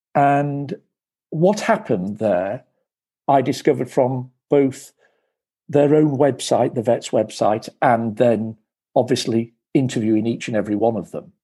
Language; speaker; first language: English; native; English